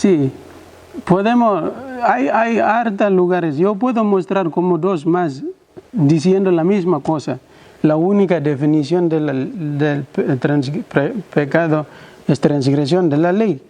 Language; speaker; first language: Spanish; non-native, learner; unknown